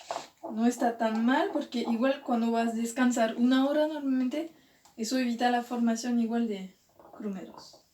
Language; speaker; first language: Spanish; non-native, fluent; French